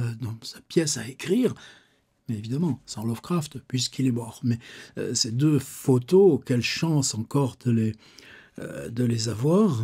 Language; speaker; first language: French; native; French